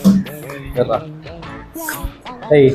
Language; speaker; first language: Tamil; native; Tamil